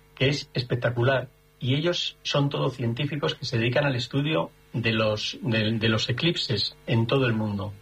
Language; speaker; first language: Spanish; native; Spanish